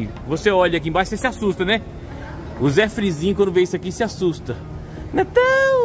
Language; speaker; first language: Portuguese; native; Portuguese